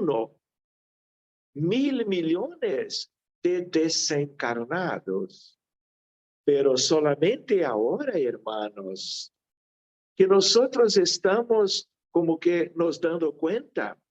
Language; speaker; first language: Spanish; non-native, fluent; Portuguese